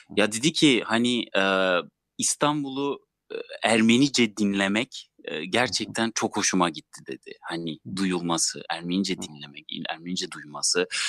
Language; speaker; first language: Turkish; non-native, local second language; Armenian